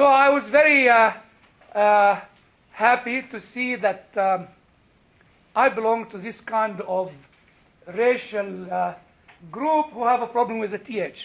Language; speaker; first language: English; non-native, fluent; Arabic